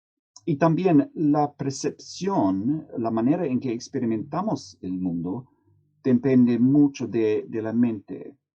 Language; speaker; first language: Spanish; non-native, fluent; English